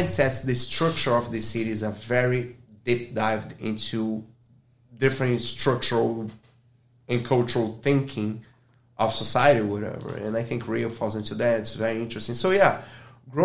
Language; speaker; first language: English; non-native, fluent; Portuguese